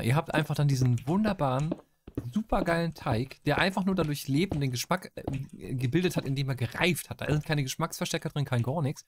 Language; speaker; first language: German; native; German